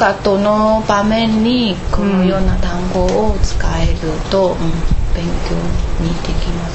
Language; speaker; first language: Japanese; non-native, learner; Chinese